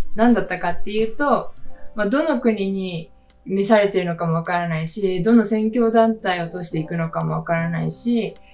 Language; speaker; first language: Japanese; native; Japanese